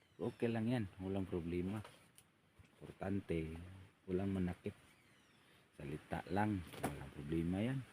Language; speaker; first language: Filipino; non-native, local second language; Cebuano